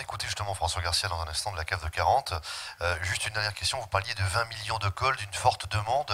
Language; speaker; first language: French; native; French